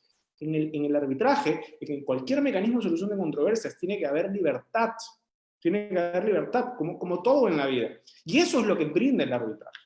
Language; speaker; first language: Spanish; native; Spanish